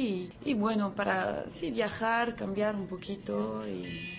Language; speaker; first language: Spanish; early bilingual, heritage; French